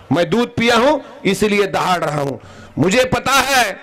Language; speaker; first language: Hindi; non-native, local second language; Marathi